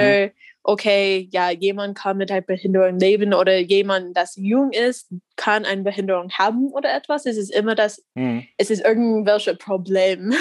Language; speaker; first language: German; non-native, learner; English